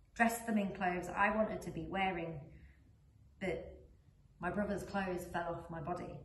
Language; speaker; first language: English; native; English